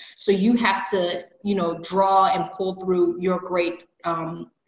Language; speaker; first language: English; native; English